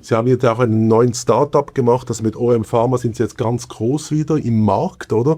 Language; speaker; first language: German; native; German